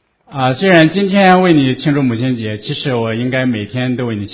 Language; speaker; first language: Chinese; native; Chinese